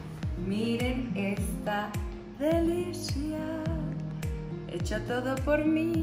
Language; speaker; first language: Spanish; native; Spanish